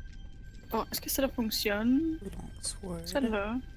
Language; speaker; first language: French; native; French